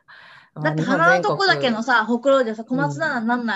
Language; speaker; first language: Japanese; native; Japanese